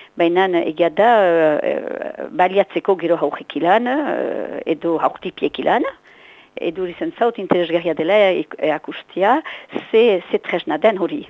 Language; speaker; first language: Basque; native; Basque